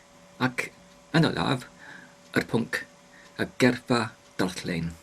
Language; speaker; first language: Welsh; non-native, learner; English